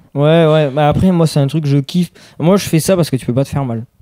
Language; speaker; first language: French; native; French